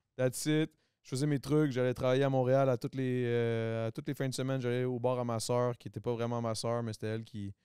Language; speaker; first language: French; native; French